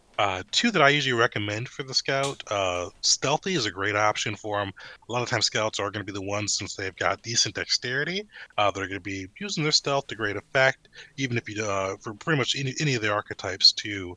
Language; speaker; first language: English; native; English